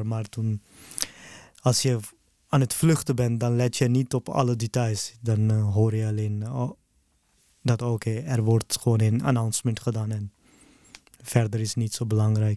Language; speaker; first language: Dutch; early bilingual, other home language; Urdu